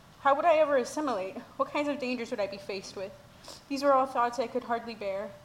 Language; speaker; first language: English; early bilingual, other home language; Spanish